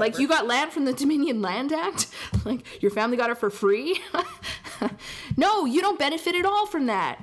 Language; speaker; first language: English; native; English